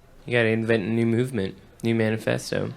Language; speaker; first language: English; native; English